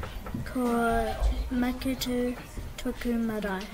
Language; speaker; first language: Māori; non-native, local second language; English